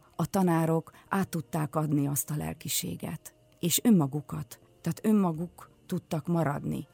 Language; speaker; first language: Hungarian; early bilingual, other home language; Russian